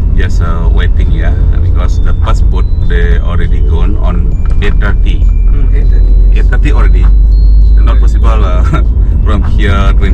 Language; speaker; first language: English; non-native, learner; Indonesian